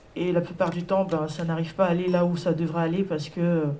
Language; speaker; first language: French; native; French